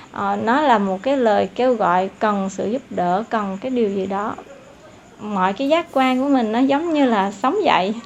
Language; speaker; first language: Vietnamese; non-native, local second language; Eastern Cham